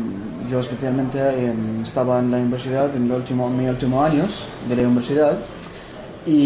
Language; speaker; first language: Spanish; non-native, fluent; Arabic